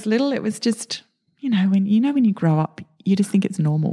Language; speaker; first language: English; native; English